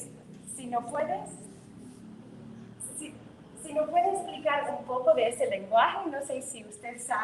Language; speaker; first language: Spanish; non-native, fluent; English